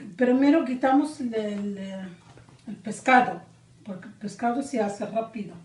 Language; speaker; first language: Spanish; non-native, learner; Arabic